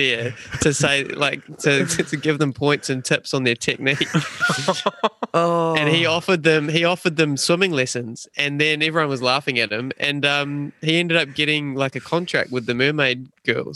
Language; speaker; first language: English; native; English